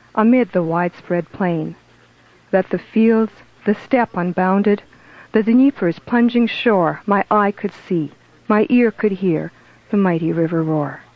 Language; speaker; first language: English; native; English